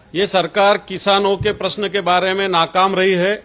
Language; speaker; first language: Hindi; non-native, local second language; Marathi